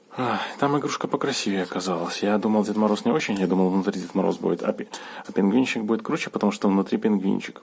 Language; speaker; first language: Russian; native; Russian